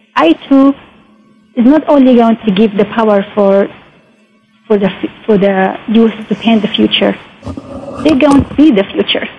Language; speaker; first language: English; non-native, fluent; Arabic